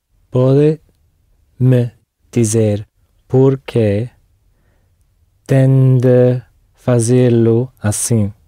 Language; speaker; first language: Portuguese; non-native, learner; English